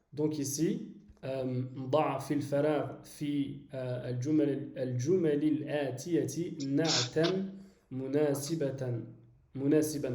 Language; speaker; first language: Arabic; non-native, fluent; French